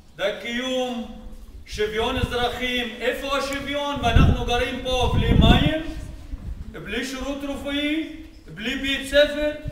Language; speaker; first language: Hebrew; non-native, local second language; Arabic